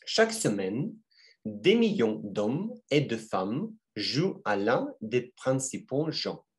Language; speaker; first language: French; non-native, fluent; Russian